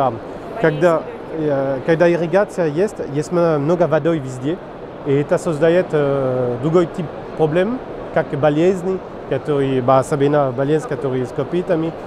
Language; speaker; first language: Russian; non-native, learner; French